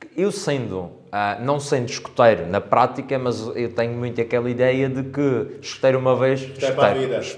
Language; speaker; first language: Portuguese; native; Portuguese